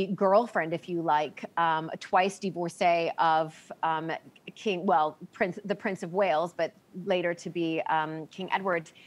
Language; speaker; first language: English; native; English